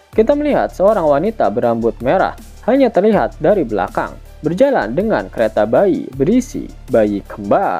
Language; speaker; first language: Indonesian; native; Indonesian